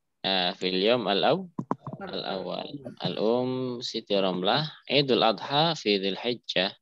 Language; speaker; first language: Arabic; non-native, fluent; Indonesian